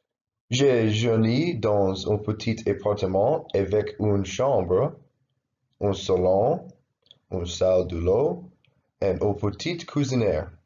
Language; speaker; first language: French; non-native, learner; English